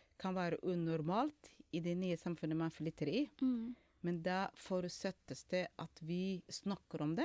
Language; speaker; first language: Norwegian; non-native, fluent; Somali